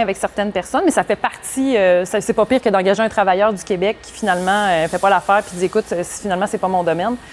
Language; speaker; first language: French; native; French